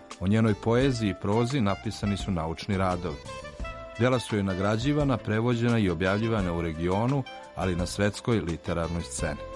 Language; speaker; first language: Serbian; native; Serbian